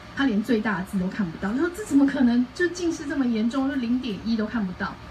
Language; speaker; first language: Chinese; native; Chinese